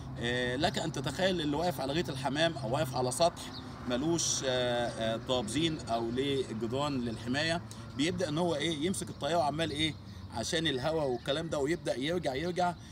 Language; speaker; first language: Arabic; native; Arabic